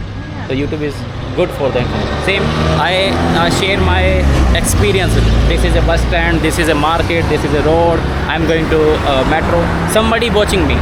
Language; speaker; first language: English; non-native, learner; Hindi